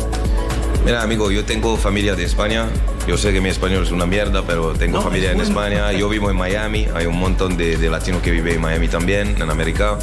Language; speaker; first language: Spanish; non-native, learner; French